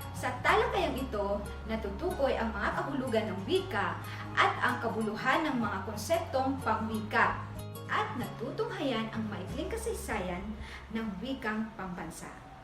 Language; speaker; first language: Filipino; non-native, local second language; Maranao